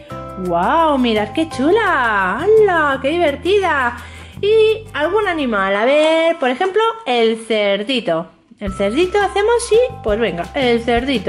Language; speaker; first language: Spanish; native; Spanish